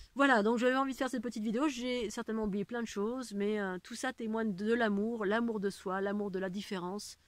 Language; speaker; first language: French; native; French